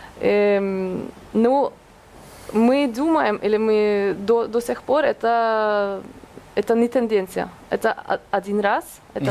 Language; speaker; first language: Russian; non-native, fluent; Norwegian